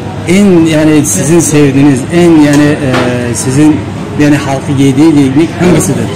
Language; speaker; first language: Turkish; non-native, learner; Tajik